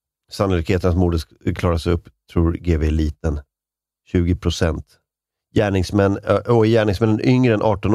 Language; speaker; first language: Swedish; native; Swedish